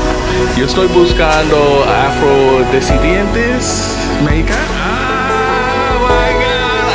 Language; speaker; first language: Spanish; non-native, learner; English